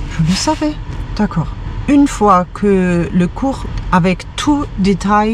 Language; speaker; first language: French; non-native, fluent; German